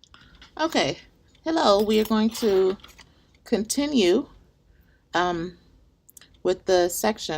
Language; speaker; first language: English; native; English